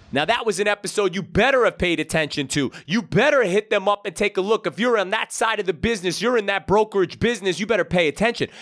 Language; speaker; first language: English; non-native, fluent; Hebrew